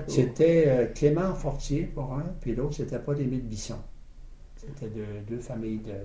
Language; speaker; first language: French; native; French